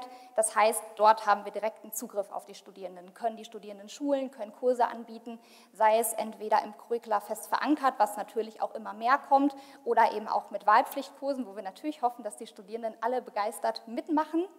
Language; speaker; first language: German; native; German